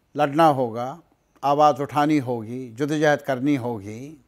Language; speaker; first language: Urdu; non-native, local second language; Kashmiri